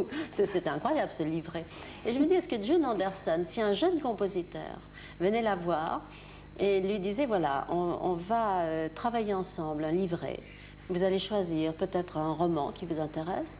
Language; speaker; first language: French; native; French